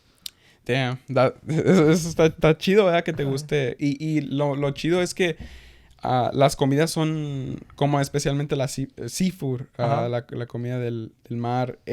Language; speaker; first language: Spanish; early bilingual, heritage; Spanish